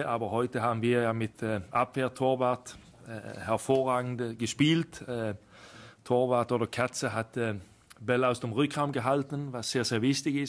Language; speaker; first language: German; non-native, fluent; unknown